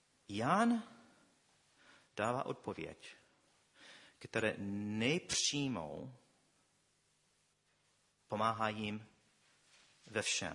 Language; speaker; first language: Czech; non-native, fluent; English